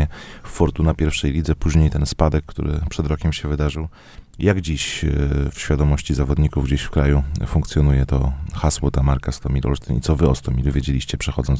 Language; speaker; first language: Polish; native; Polish